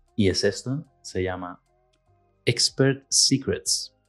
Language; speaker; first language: Spanish; non-native, fluent; Dutch